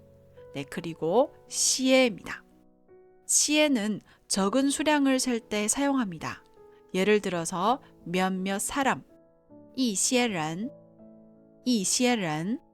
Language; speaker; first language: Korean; non-native, fluent; Chinese